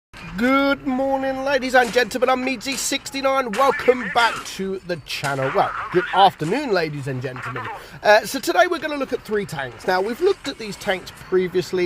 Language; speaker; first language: English; native; English